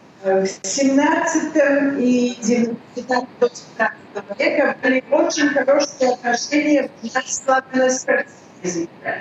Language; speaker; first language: Russian; early bilingual, heritage; Russian